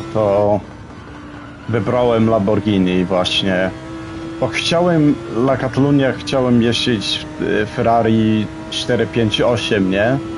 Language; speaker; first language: Polish; early bilingual, heritage; Polish